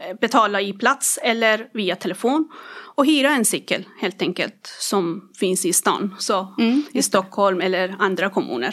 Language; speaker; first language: Swedish; non-native, fluent; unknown